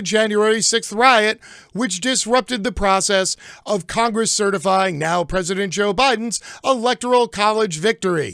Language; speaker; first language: English; native; English